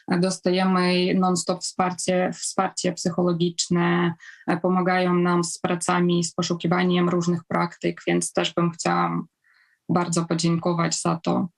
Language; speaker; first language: Polish; non-native, fluent; Ukrainian